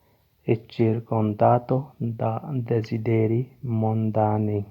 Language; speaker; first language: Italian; non-native, learner; Urdu